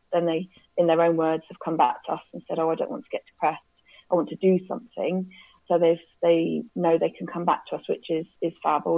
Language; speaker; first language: English; native; English